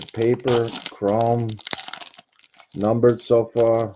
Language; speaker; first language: English; native; English